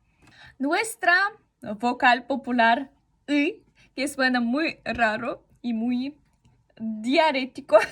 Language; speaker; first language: Spanish; non-native, fluent; Russian